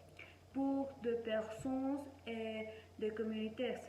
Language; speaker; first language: French; non-native, learner; Spanish